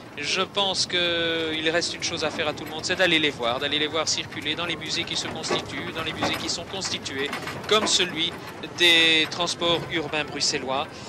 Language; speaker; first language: French; native; French